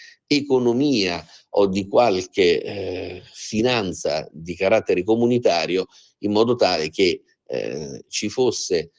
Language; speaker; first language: Italian; native; Italian